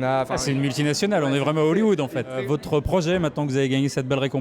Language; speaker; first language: French; native; French